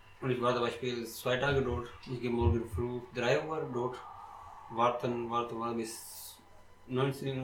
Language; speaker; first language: German; non-native, learner; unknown